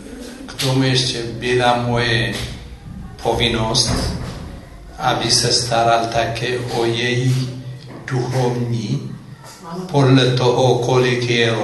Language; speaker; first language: Czech; non-native, fluent; Amharic